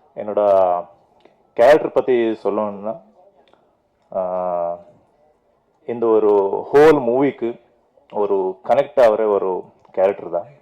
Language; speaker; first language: Tamil; non-native, fluent; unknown